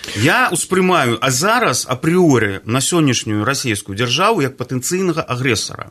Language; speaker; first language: Belarusian; non-native, local second language; Russian